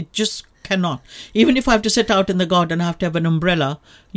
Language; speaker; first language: English; non-native, local second language; Punjabi